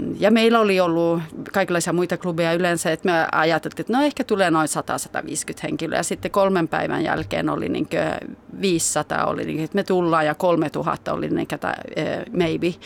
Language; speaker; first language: Finnish; early bilingual, heritage; Finnish